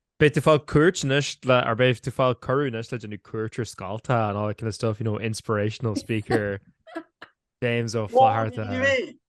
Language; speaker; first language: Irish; native; Irish